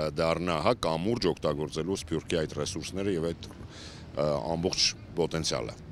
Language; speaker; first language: Armenian; native; Armenian